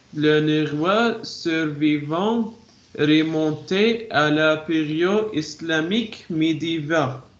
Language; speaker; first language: French; non-native, learner; Arabic